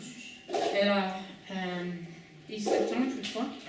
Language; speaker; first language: French; non-native, learner; English